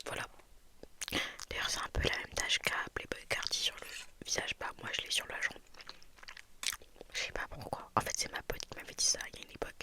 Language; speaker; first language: French; native; French